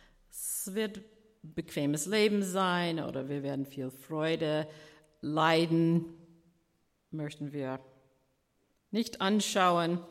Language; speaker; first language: German; non-native, fluent; English